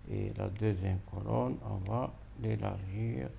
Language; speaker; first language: French; non-native, local second language; Arabic